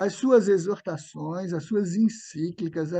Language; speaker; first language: Portuguese; native; Portuguese